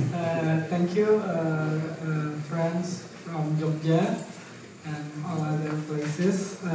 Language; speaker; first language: English; non-native, fluent; Indonesian